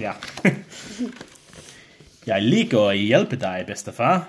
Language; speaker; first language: Norwegian; non-native, learner; English